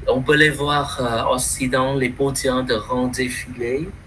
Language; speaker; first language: French; non-native, fluent; Vietnamese